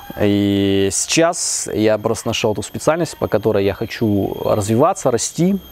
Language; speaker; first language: Russian; native; Russian